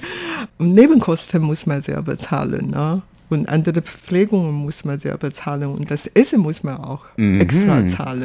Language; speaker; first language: German; non-native, fluent; Chinese